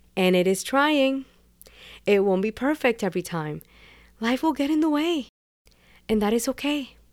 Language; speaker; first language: English; non-native, fluent; Spanish